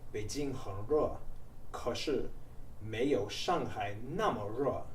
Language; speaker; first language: Chinese; non-native, fluent; English